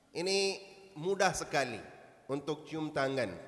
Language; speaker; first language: Indonesian; non-native, learner; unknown